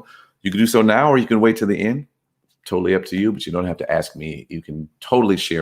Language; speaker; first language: English; native; English